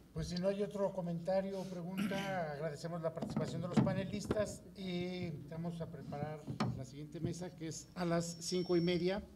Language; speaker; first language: Spanish; native; Spanish